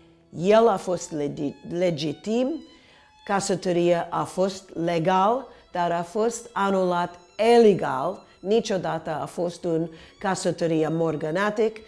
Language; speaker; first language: Romanian; early bilingual, heritage; Romanian